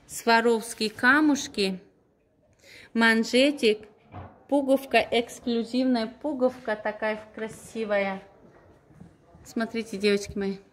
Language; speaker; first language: Russian; non-native, local second language; Tajik